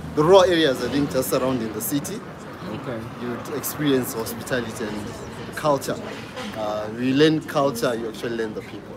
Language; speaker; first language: English; non-native, local second language; North Ndebele